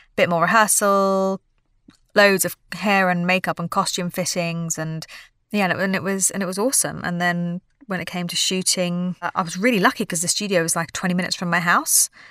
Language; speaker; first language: English; native; English